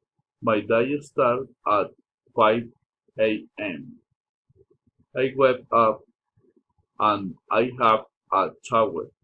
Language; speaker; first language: English; non-native, learner; Spanish